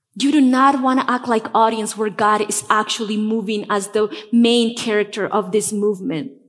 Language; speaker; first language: English; non-native, fluent; Spanish